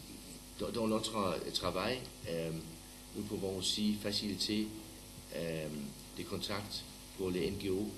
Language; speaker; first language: French; non-native, learner; Danish